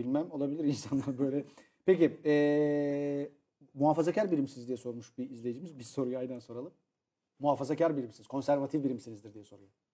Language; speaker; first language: Turkish; native; Turkish